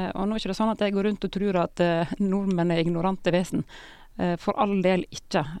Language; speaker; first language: Norwegian; native; Norwegian